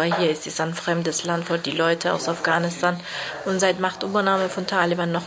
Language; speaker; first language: German; non-native, fluent; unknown